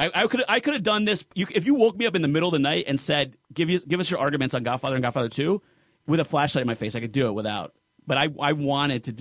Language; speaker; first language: English; native; English